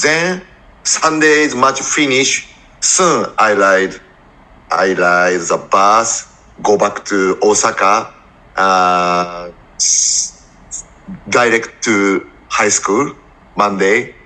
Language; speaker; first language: English; non-native, learner; Japanese